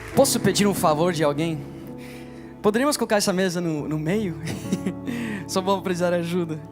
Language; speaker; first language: Portuguese; non-native, fluent; English